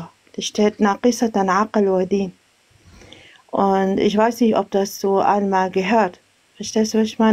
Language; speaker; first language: German; non-native, learner; Arabic